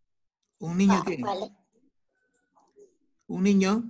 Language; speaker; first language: Spanish; native; Spanish